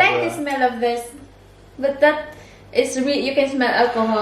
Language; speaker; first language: English; non-native, learner; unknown